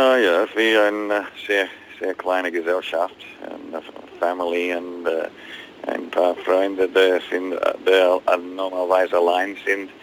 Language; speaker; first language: German; non-native, learner; English